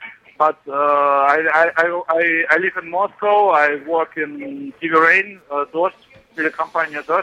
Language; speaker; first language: English; non-native, learner; Russian